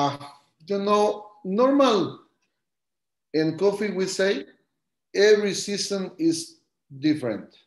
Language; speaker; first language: English; non-native, learner; Spanish